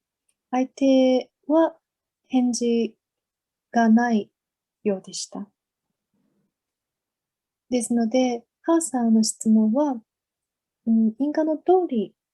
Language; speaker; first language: Japanese; non-native, learner; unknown